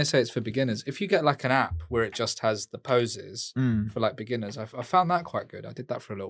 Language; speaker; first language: English; native; English